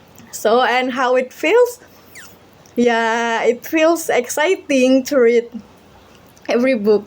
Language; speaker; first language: English; non-native, learner; Indonesian